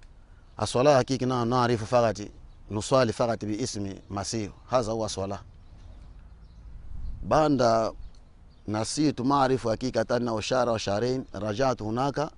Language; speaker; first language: Arabic; non-native, learner; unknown